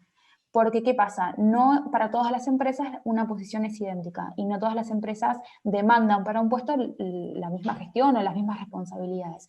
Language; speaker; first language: Spanish; native; Spanish